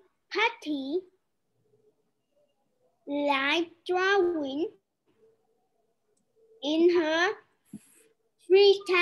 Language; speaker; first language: English; non-native, learner; Vietnamese